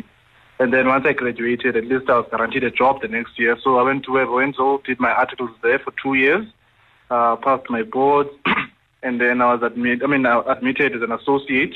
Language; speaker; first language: English; non-native, local second language; Xhosa